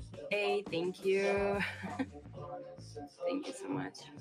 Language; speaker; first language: English; non-native, learner; Ukrainian